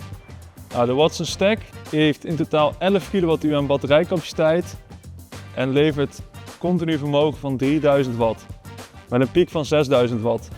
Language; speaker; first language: Dutch; native; Dutch